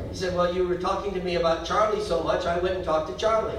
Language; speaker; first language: English; native; English